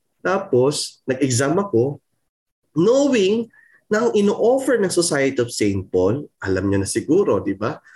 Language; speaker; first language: Filipino; non-native, local second language; Pampanga